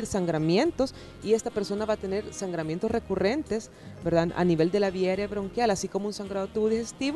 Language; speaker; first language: Spanish; native; Spanish